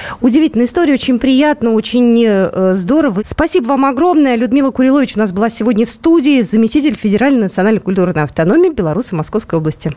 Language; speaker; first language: Russian; native; Russian